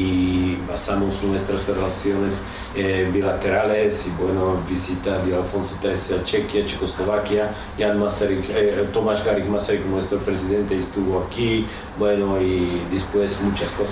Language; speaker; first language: Spanish; non-native, fluent; Czech